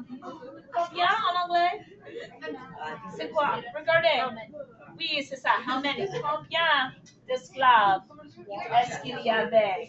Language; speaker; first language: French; non-native, fluent; English